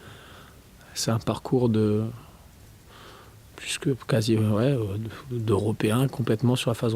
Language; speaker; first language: French; native; French